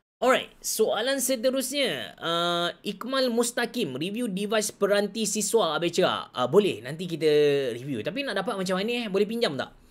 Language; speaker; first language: Malay; native; Malay